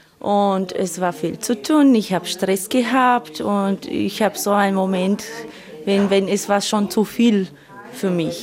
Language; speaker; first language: German; non-native, fluent; Romanian